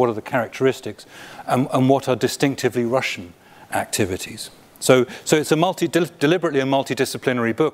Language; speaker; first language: English; native; English